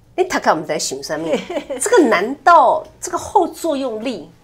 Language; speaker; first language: Chinese; non-native, local second language; Min Nan Chinese